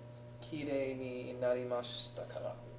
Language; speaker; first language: Japanese; non-native, learner; English